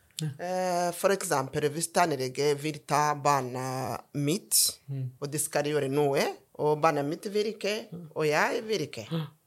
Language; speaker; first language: Norwegian; non-native, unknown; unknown